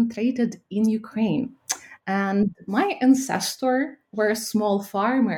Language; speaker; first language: English; non-native, fluent; Ukrainian